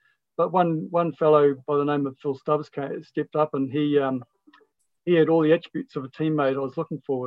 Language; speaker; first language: English; native; English